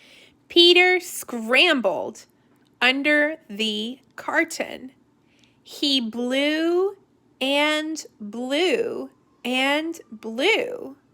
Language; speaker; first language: English; native; English